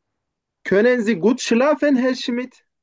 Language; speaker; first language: German; non-native, learner; Turkish